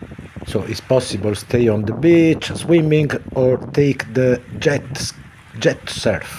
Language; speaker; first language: English; non-native, learner; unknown